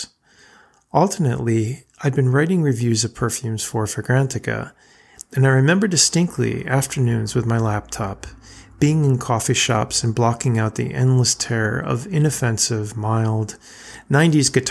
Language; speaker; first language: English; native; English